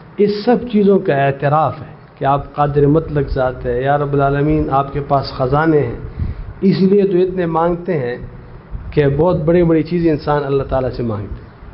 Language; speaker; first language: Urdu; non-native, local second language; Pashto